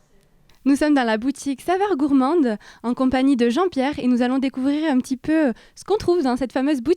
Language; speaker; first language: French; native; French